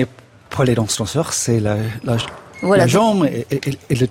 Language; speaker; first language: French; non-native, fluent; English